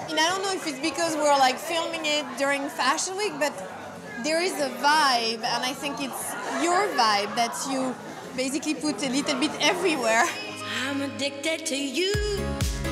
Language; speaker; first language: English; non-native, fluent; French